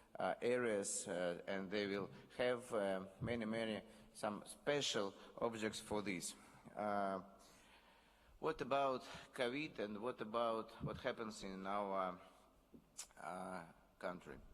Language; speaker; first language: English; non-native, learner; Russian